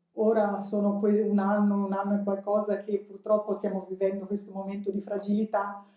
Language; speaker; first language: Italian; native; Italian